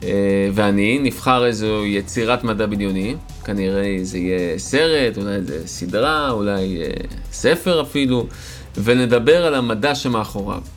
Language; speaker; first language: Hebrew; native; Hebrew